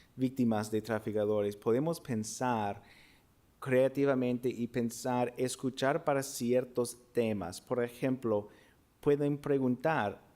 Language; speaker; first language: Spanish; non-native, fluent; English